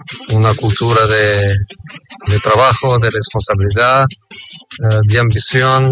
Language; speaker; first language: Spanish; non-native, fluent; Portuguese